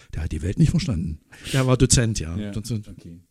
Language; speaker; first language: German; non-native, local second language; English